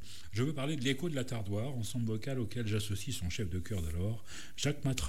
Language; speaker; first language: French; native; French